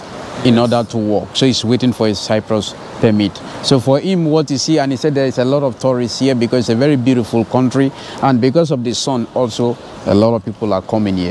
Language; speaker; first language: English; non-native, fluent; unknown